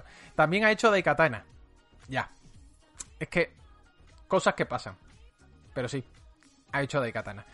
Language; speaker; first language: Spanish; native; Spanish